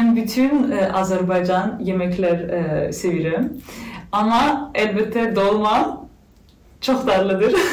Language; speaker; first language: Azerbaijani; non-native, learner; German